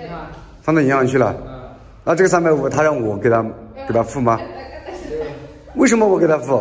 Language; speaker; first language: Chinese; native; Chinese